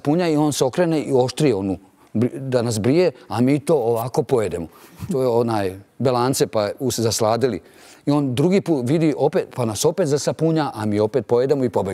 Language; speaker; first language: Bosnian; native; Bosnian